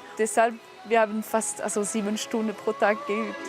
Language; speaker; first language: German; non-native, fluent; French